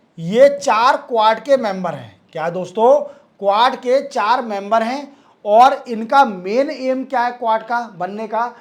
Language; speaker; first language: Hindi; native; Hindi